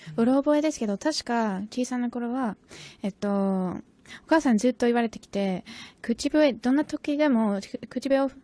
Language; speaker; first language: Japanese; non-native, fluent; English